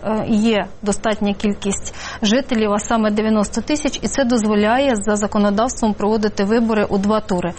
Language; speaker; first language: Ukrainian; native; Ukrainian